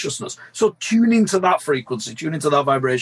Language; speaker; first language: English; native; English